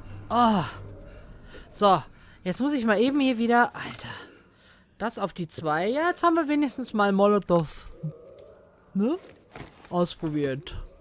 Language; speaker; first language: German; native; German